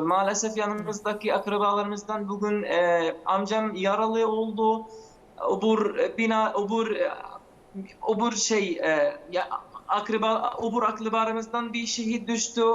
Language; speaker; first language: Turkish; non-native, fluent; Arabic